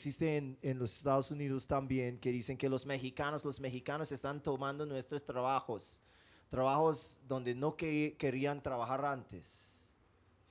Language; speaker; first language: Spanish; non-native, fluent; English